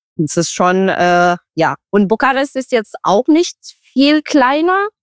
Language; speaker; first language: German; non-native, fluent; Romanian